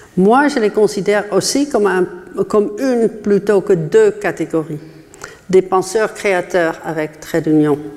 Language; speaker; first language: French; non-native, fluent; Dutch